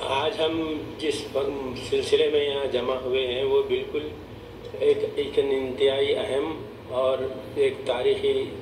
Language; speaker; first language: Urdu; native; Urdu